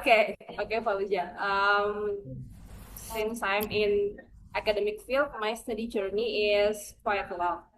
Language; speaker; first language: English; non-native, fluent; Indonesian